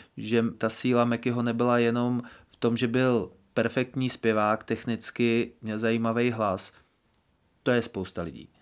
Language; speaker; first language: Czech; native; Czech